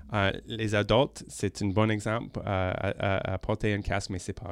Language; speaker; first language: French; non-native, local second language; English